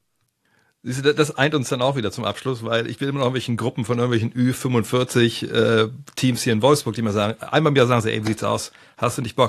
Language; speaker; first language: German; native; German